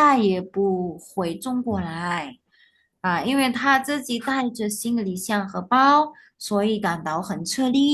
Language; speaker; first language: Chinese; non-native, fluent; Indonesian